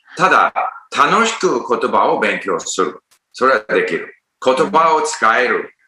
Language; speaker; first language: Japanese; non-native, fluent; English